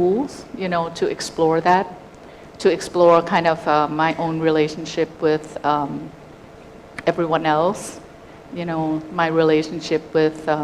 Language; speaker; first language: English; non-native, fluent; Thai